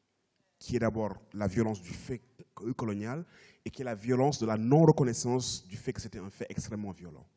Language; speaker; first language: French; native; French